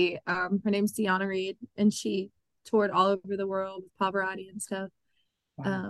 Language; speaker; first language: English; native; English